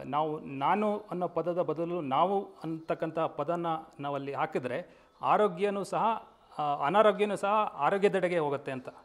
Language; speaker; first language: English; non-native, local second language; Kannada